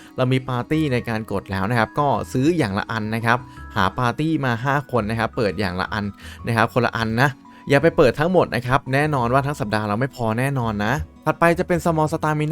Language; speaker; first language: Thai; native; Thai